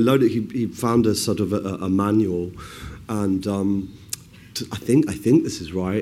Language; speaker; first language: English; native; English